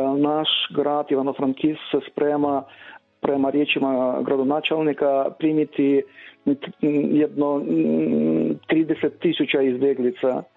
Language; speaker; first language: Croatian; non-native, fluent; Ukrainian